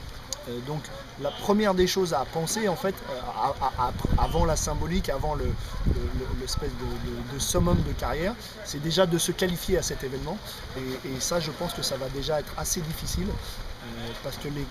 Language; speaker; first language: French; native; French